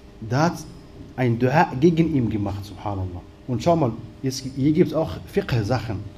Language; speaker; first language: German; non-native, fluent; Arabic